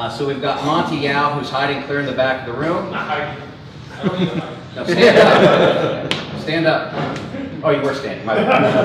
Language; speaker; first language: English; native; English